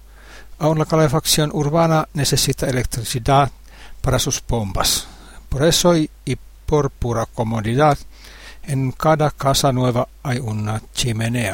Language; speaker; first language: Spanish; non-native, learner; Finnish